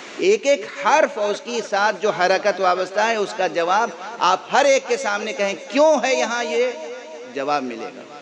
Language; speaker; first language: Urdu; native; Urdu